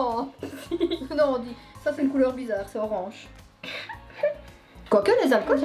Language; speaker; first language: French; native; French